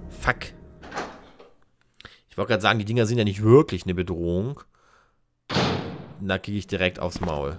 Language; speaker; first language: German; native; German